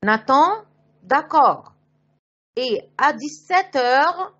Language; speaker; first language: French; non-native, fluent; Arabic